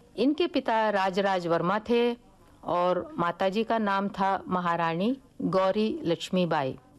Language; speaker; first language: Hindi; non-native, local second language; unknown